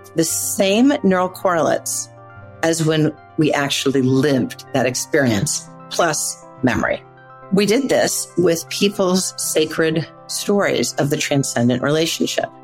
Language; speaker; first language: English; native; English